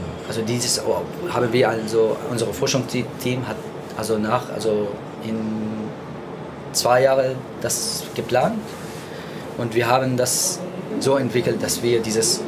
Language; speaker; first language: German; non-native, fluent; Arabic